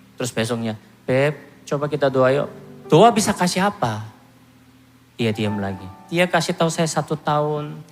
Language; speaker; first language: Indonesian; non-native, fluent; Korean